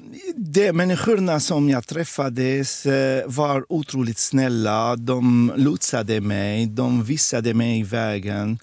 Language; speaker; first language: Swedish; non-native, fluent; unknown